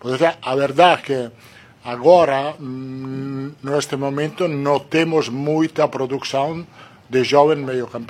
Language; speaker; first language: Portuguese; non-native, learner; Italian